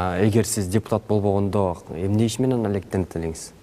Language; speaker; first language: Kyrgyz; native; Kyrgyz